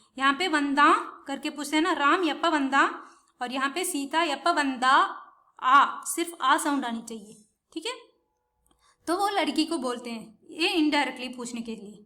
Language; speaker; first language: Hindi; non-native, local second language; Tamil